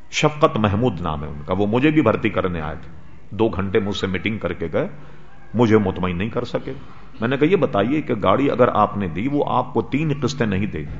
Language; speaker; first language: Urdu; native; Urdu